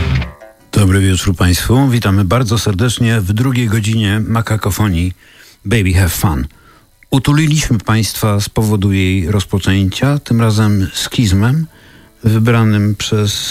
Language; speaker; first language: Polish; native; Polish